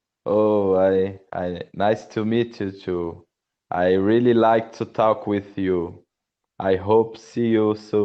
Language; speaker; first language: English; non-native, learner; Portuguese